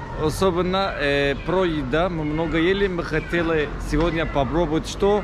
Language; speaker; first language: Russian; non-native, learner; Turkish